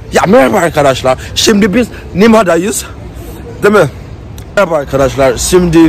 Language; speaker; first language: Turkish; non-native, learner; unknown